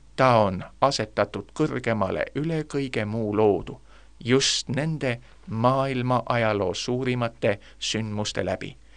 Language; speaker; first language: Estonian; native; Estonian